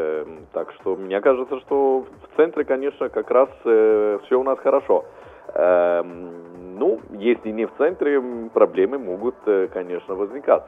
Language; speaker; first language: Russian; non-native, fluent; Italian